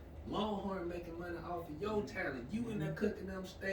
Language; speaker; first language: English; native; English